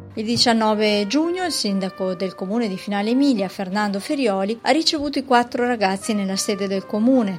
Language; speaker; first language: Italian; native; Italian